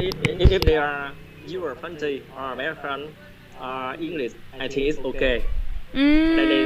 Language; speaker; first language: English; non-native, learner; Vietnamese